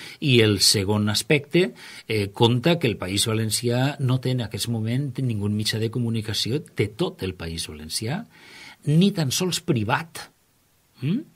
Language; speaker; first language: Catalan; native; Catalan